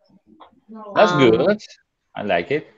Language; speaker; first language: English; non-native, fluent; Spanish